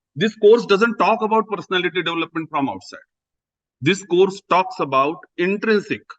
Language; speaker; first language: English; non-native, local second language; Marathi